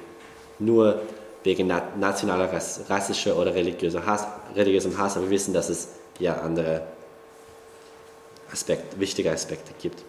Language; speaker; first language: German; non-native, fluent; English